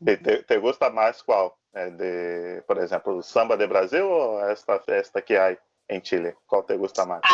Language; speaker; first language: Spanish; non-native, learner; Portuguese